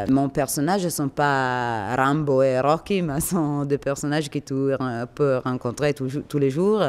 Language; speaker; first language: French; non-native, learner; Italian